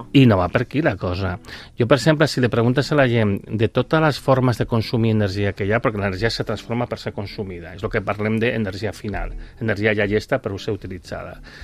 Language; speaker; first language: Catalan; non-native, local second language; Spanish